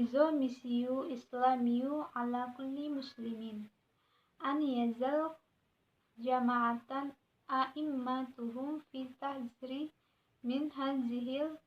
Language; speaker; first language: Arabic; non-native, learner; Indonesian